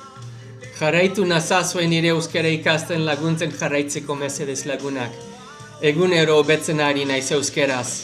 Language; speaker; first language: Basque; non-native, learner; English